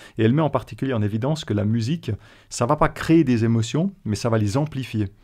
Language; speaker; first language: French; native; French